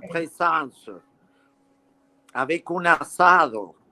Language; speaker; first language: French; non-native, fluent; Spanish